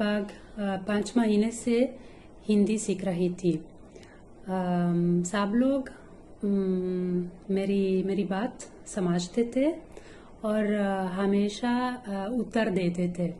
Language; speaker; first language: Hindi; non-native, learner; Italian